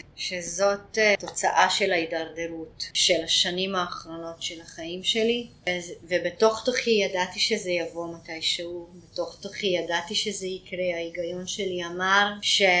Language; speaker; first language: Hebrew; non-native, fluent; Hungarian